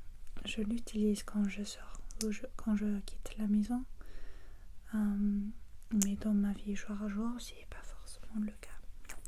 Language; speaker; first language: French; non-native, learner; English